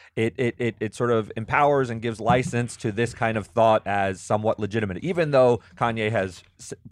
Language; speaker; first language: English; native; English